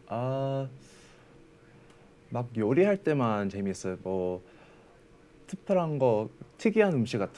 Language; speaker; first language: Korean; early bilingual, heritage; English